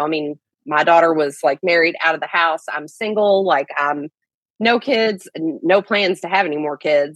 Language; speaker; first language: English; native; English